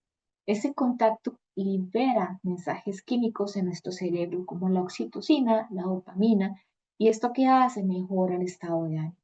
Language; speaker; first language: Spanish; native; Spanish